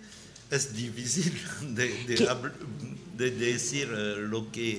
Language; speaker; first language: Spanish; non-native, learner; French